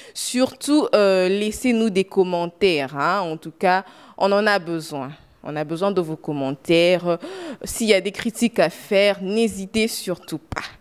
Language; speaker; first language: French; non-native, local second language; Lingala